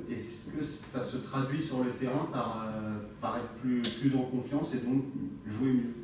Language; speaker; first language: French; native; French